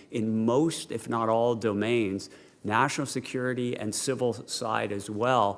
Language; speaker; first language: English; native; English